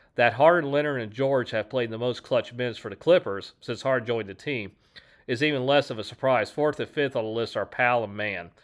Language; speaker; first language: English; native; English